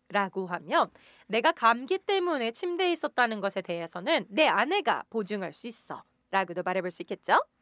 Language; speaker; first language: Korean; native; Korean